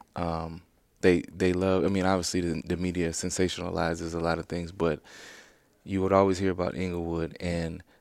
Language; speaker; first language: English; native; English